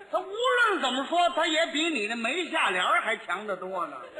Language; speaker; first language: Chinese; native; Chinese